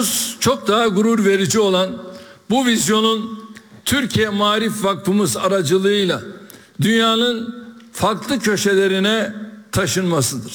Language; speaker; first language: Turkish; native; Turkish